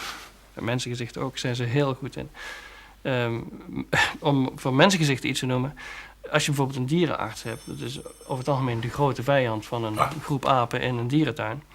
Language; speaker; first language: Dutch; native; Dutch